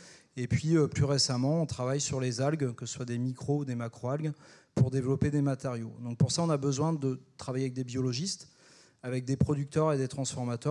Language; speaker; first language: French; native; French